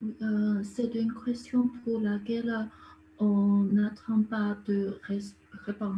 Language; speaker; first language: French; non-native, learner; Chinese